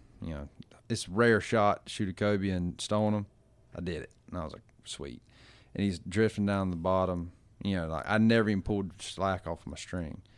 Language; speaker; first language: English; native; English